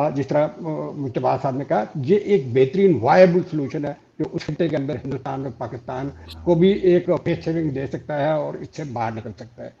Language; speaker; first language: Urdu; non-native, local second language; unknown